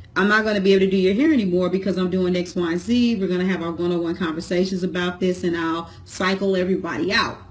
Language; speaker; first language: English; native; English